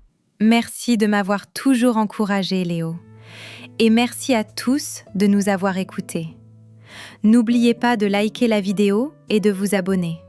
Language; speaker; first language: French; non-native, fluent; English